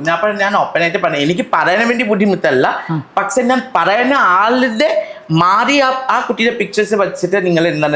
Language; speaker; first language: Malayalam; non-native, fluent; Assamese